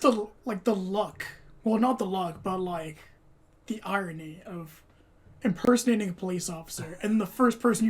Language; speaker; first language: English; native; English